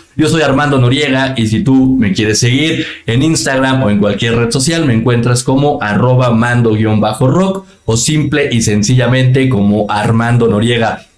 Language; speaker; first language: Spanish; native; Spanish